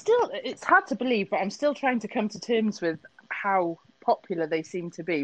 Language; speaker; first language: English; native; English